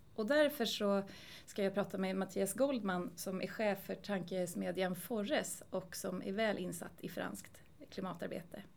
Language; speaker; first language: Swedish; native; Swedish